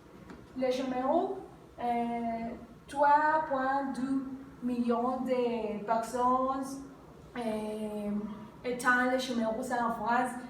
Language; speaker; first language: French; non-native, learner; Spanish